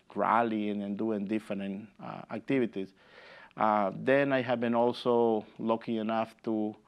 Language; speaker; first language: English; non-native, fluent; Spanish